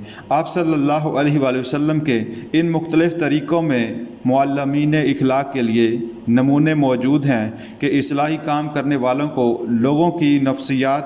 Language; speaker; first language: Urdu; native; Urdu